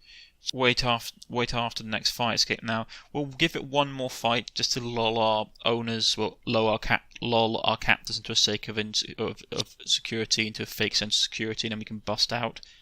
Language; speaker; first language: English; native; English